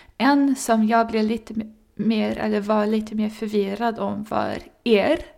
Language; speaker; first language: Swedish; non-native, learner; English